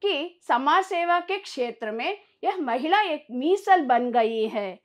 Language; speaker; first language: Hindi; non-native, local second language; Kannada